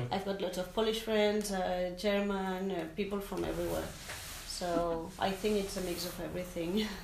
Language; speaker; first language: English; non-native, fluent; Spanish